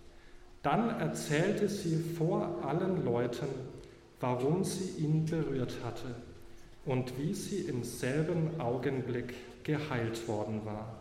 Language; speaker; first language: German; native; German